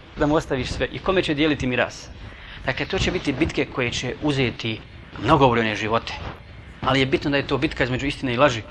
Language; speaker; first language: Bosnian; native; Bosnian